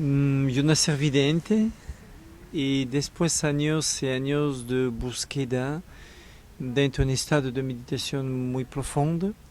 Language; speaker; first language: Spanish; non-native, learner; French